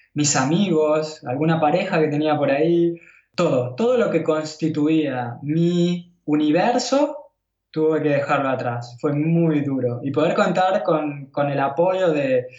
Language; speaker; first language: Spanish; native; Spanish